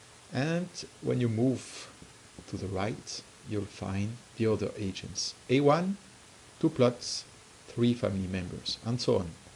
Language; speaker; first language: English; non-native, fluent; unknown